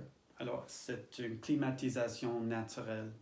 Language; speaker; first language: French; non-native, learner; English